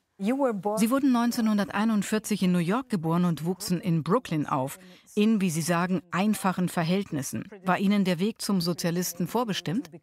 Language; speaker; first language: German; native; German